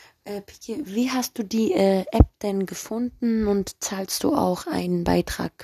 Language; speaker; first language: German; early bilingual, other home language; Turkish